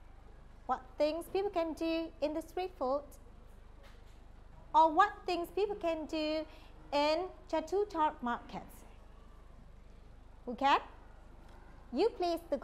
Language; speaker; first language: English; non-native, fluent; Vietnamese